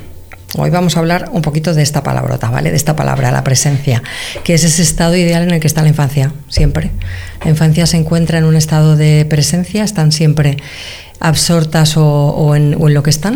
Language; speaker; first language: Spanish; native; Spanish